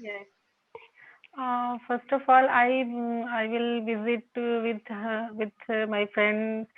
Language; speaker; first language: English; non-native, local second language; Hindi